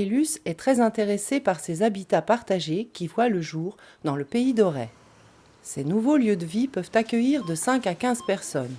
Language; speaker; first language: French; native; French